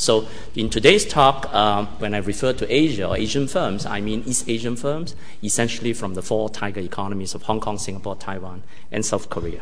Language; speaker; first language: English; non-native, local second language; Cantonese